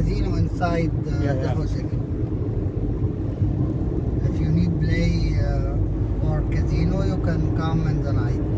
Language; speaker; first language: English; non-native, learner; Arabic